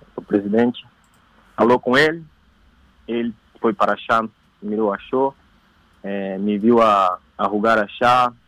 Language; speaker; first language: Spanish; non-native, learner; Portuguese